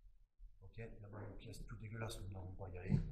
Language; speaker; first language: French; native; French